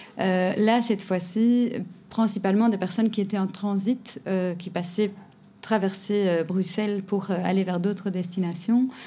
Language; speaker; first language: French; non-native, fluent; Portuguese